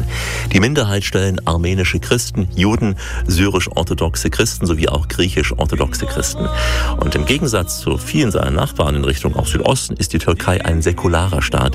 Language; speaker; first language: German; native; German